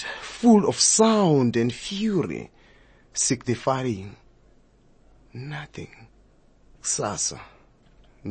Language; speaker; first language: English; non-native, local second language; Zulu